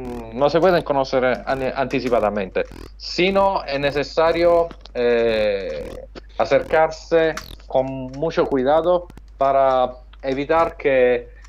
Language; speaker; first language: Spanish; non-native, fluent; Italian